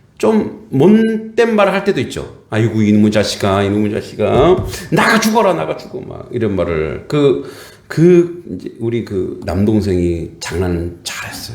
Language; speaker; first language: Korean; native; Korean